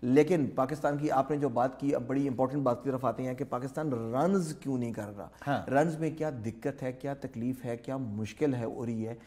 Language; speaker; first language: Urdu; native; Urdu